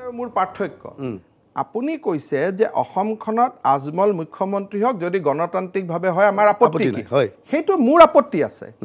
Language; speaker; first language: Assamese; native; Assamese